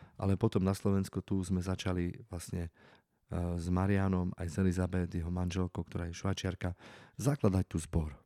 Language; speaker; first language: Slovak; non-native, local second language; Romany